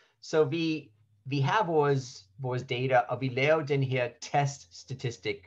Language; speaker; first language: Danish; non-native, learner; English